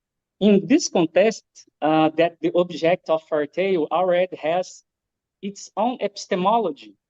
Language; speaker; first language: English; non-native, learner; Portuguese